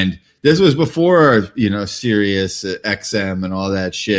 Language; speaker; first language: English; native; English